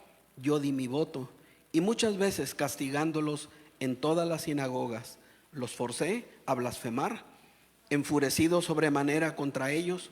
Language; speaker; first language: Spanish; native; Spanish